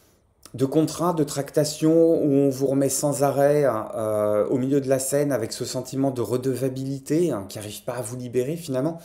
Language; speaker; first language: French; native; French